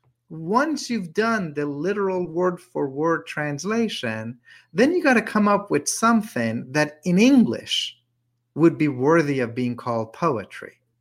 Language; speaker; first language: English; native; English